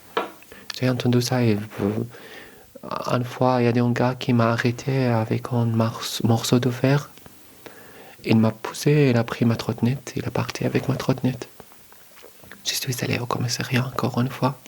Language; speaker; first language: French; early bilingual, other home language; Arabic